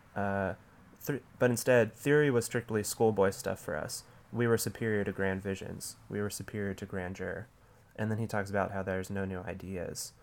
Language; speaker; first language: English; native; English